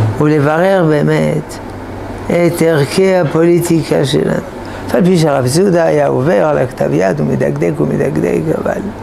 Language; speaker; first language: Hebrew; non-native, fluent; French